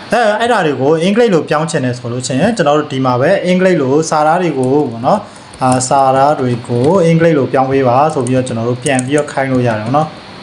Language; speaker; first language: Burmese; native; Burmese